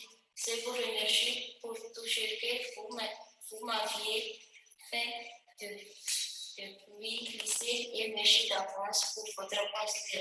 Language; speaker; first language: French; non-native, local second language; Malagasy